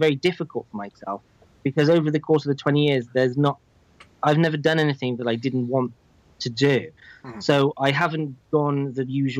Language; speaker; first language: English; native; English